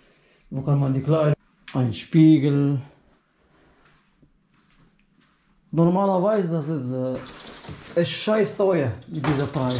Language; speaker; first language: German; non-native, fluent; Arabic